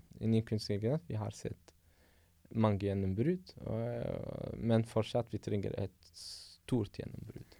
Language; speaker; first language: Norwegian; non-native, fluent; Arabic